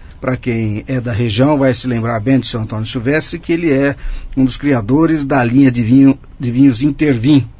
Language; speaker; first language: Portuguese; native; Portuguese